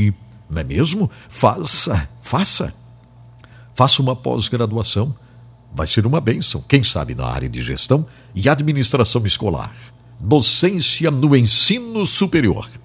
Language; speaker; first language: Portuguese; native; Portuguese